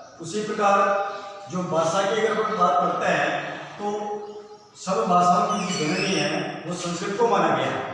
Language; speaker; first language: Hindi; native; Hindi